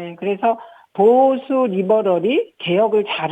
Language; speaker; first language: Korean; native; Korean